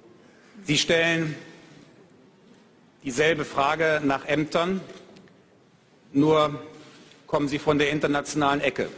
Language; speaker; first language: German; native; German